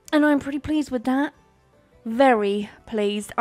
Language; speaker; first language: English; native; English